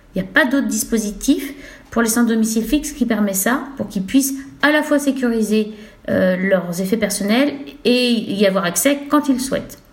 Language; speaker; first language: French; native; French